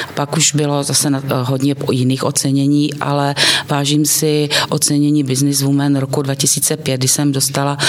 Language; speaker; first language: Czech; native; Czech